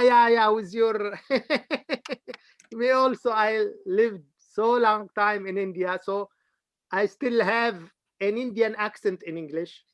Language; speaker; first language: English; non-native, fluent; Arabic